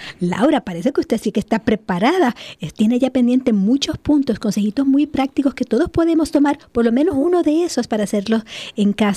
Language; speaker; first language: Spanish; native; Spanish